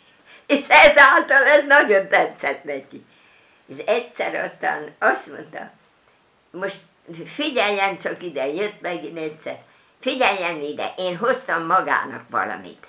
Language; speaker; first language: Hungarian; non-native, local second language; German